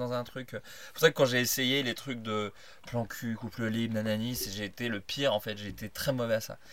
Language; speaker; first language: French; native; French